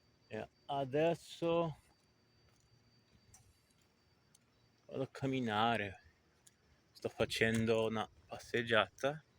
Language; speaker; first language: Italian; non-native, learner; Portuguese